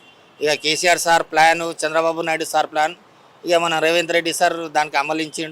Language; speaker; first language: Telugu; native; Telugu